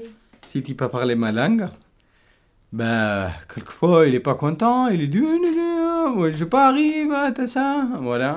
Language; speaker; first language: French; non-native, learner; Kurdish